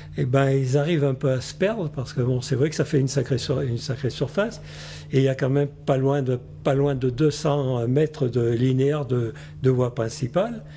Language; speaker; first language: French; native; French